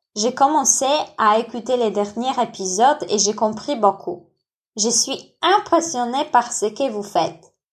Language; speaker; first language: French; non-native, fluent; Polish